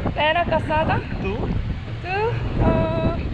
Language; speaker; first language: Spanish; non-native, learner; Korean